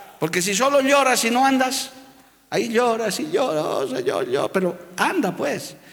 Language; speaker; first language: Spanish; native; Spanish